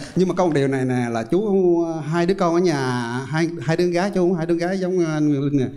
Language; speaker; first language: Vietnamese; native; Vietnamese